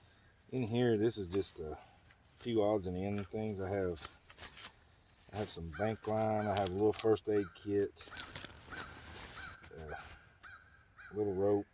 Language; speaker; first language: English; native; English